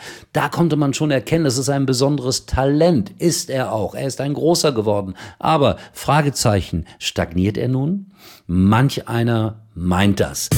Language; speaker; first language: German; native; German